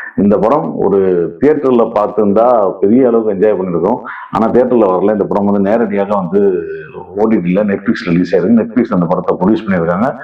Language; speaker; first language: Tamil; native; Tamil